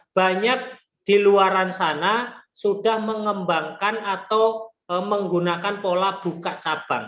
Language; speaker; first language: Indonesian; non-native, local second language; Javanese